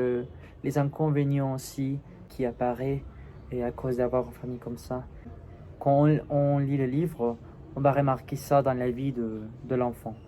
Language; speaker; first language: French; non-native, learner; Spanish